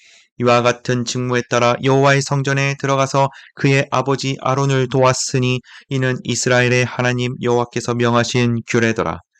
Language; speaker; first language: Korean; native; Korean